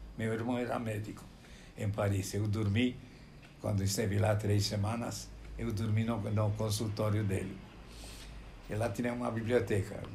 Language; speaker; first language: Portuguese; non-native, fluent; Romanian